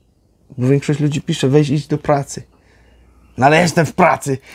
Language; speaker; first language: Polish; native; Polish